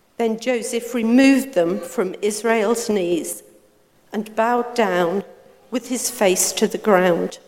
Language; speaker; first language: English; native; English